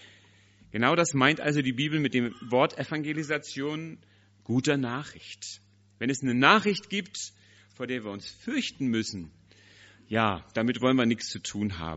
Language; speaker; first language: German; native; German